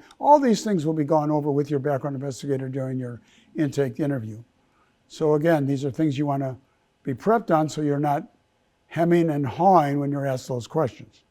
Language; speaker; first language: English; native; English